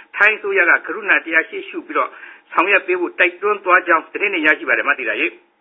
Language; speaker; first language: Burmese; native; Burmese